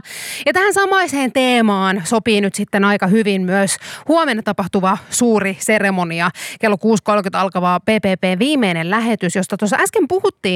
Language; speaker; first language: Finnish; native; Finnish